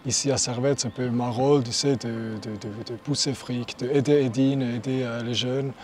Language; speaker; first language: French; non-native, local second language; German